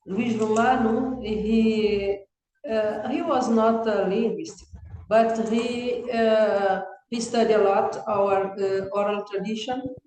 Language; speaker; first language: English; non-native, learner; Kabuverdianu